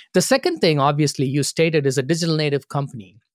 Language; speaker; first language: English; non-native, local second language; Tamil